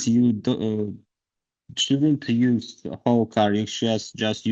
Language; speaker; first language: English; non-native, learner; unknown